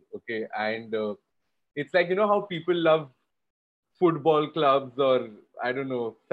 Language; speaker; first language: English; non-native, local second language; Gujarati